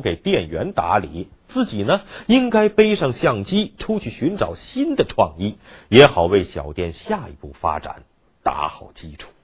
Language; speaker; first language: Chinese; native; Chinese